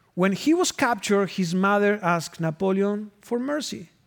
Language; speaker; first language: English; non-native, fluent; Spanish